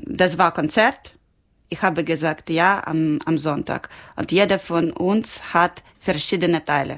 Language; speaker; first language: German; non-native, learner; Ukrainian